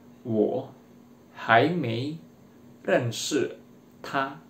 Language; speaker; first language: Chinese; non-native, fluent; Indonesian